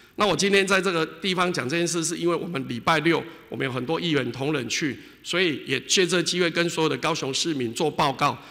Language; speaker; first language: Chinese; native; Chinese